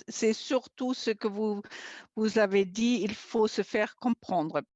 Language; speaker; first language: French; non-native, fluent; German